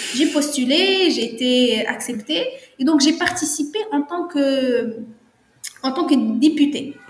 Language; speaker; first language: French; non-native, local second language; Arabic